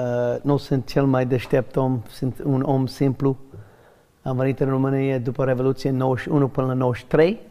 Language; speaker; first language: Romanian; non-native, learner; English